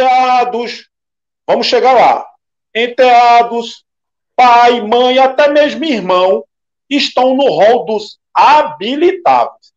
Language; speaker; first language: Portuguese; native; Portuguese